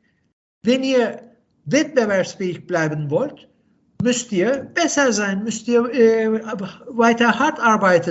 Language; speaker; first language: German; non-native, fluent; Turkish